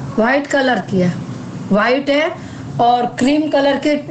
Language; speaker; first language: Hindi; non-native, local second language; Marathi